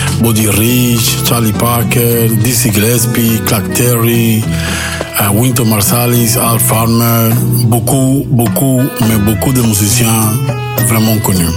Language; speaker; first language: French; non-native, learner; Spanish